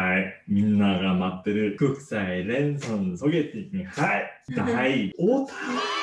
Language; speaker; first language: Japanese; non-native, fluent; Korean